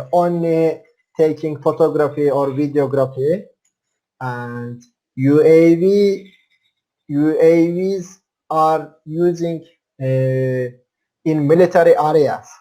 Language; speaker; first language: English; non-native, learner; Turkish